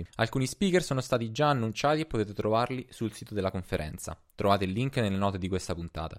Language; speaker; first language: Italian; native; Italian